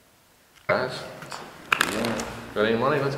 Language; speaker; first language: English; native; English